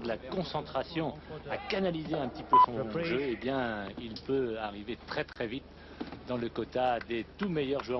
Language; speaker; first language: French; native; French